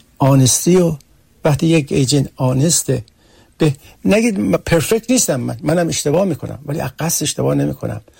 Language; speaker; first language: Persian; early bilingual, heritage; Persian